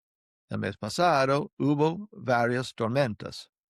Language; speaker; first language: Spanish; non-native, fluent; English